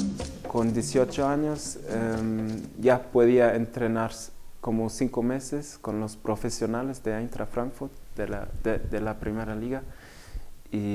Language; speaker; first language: Spanish; early bilingual, heritage; Spanish